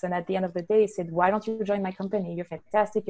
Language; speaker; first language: English; non-native, fluent; French